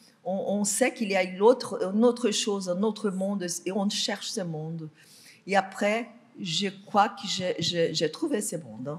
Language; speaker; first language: French; non-native, fluent; Portuguese